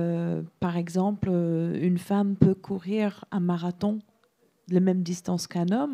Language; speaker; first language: French; non-native, fluent; English